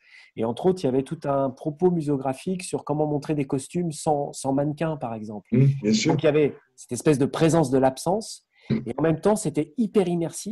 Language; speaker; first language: French; native; French